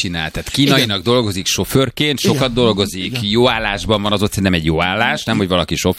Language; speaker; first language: Hungarian; native; Hungarian